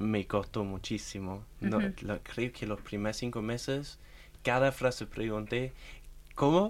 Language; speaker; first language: Spanish; non-native, fluent; German